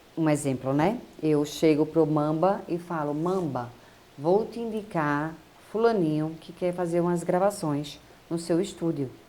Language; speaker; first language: Portuguese; native; Portuguese